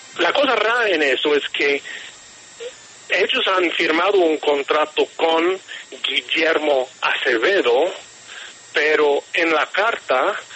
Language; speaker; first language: Spanish; non-native, fluent; English